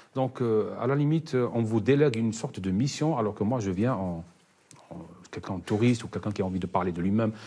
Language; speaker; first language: French; non-native, local second language; Arabic